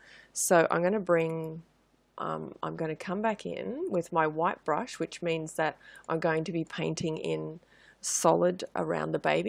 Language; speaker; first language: English; native; English